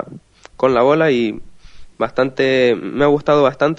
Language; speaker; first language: Spanish; native; Spanish